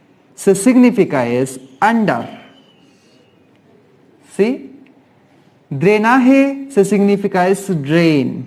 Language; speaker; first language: Spanish; non-native, learner; Hindi